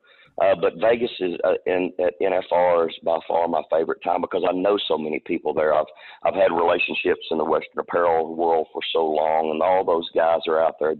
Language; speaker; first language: English; native; English